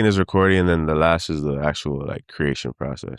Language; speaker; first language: English; native; English